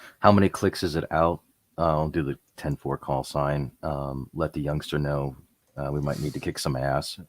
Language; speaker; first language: English; native; English